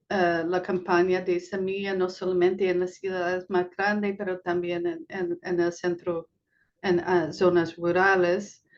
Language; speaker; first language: Spanish; non-native, fluent; English